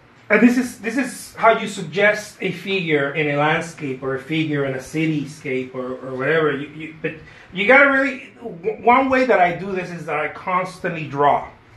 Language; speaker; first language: English; non-native, fluent; Spanish